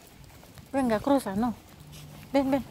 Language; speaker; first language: Spanish; non-native, learner; Filipino